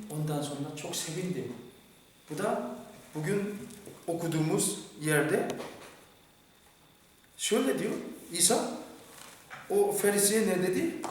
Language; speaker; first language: Turkish; non-native, fluent; Korean